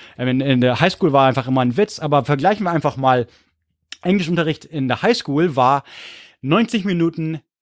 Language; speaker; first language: German; non-native, fluent; English